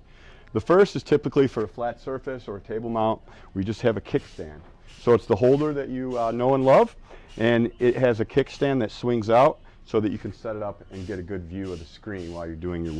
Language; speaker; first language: English; native; English